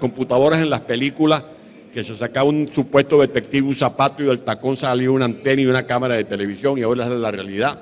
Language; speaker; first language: Spanish; native; Spanish